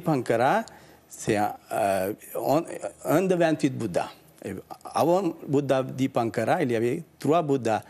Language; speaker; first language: French; non-native, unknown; Sinhala